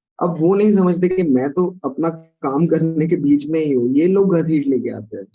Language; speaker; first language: Hindi; non-native, local second language; Sindhi